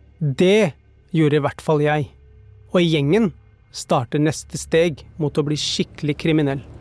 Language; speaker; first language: Norwegian; early bilingual, other home language; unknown